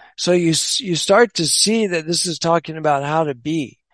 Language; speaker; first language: English; native; English